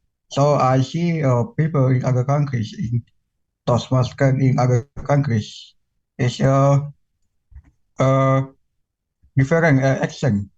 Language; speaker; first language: English; non-native, learner; Indonesian